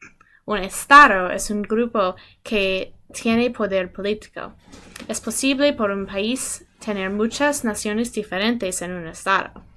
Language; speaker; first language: Spanish; non-native, learner; English